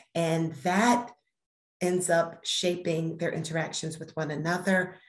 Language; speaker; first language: English; native; English